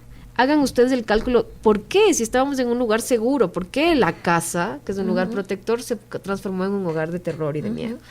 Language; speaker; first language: Spanish; native; Spanish